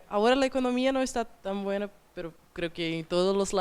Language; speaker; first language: Spanish; non-native, fluent; Portuguese